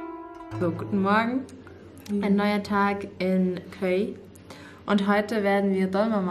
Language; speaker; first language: German; early bilingual, other home language; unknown